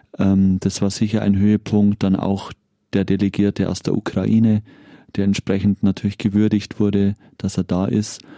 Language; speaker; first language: German; native; German